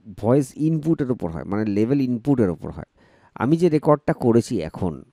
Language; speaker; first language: Bangla; native; Bangla